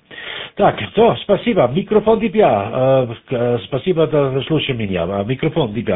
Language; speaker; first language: Russian; non-native, learner; German